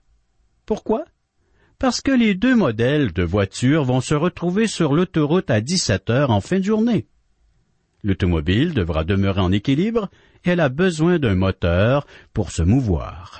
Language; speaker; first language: French; native; French